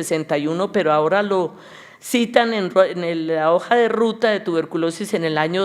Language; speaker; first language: Spanish; native; Spanish